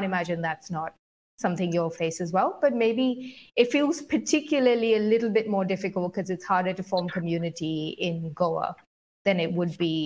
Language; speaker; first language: English; native; English